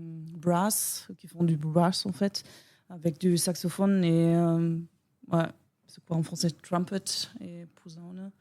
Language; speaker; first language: French; non-native, learner; German